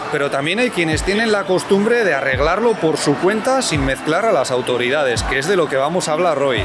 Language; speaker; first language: Spanish; native; Spanish